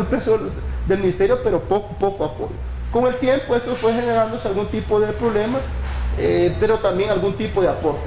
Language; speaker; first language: Spanish; native; Spanish